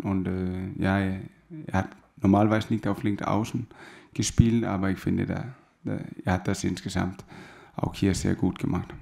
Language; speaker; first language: German; non-native, fluent; Danish